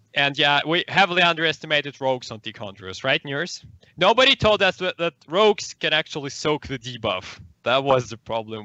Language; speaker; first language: English; non-native, fluent; Russian